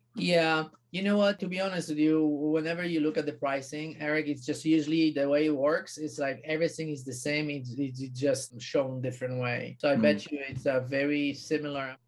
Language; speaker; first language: English; non-native, fluent; Polish